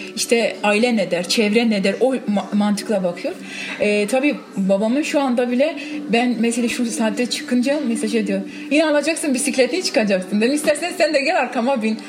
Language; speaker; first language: Turkish; non-native, local second language; Kurdish